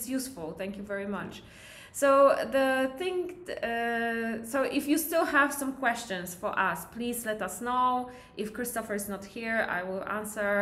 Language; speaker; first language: English; non-native, fluent; Polish